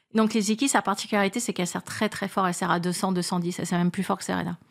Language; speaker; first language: French; native; French